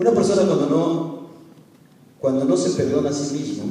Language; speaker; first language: Spanish; native; Spanish